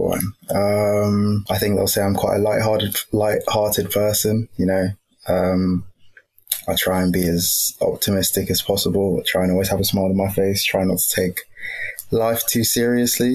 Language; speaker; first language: English; native; English